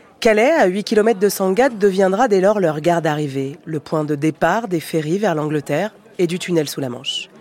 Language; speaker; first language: French; native; French